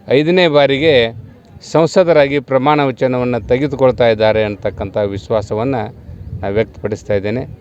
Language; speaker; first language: Kannada; native; Kannada